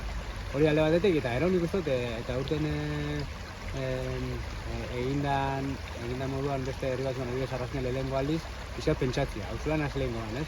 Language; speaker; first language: Basque; native; Basque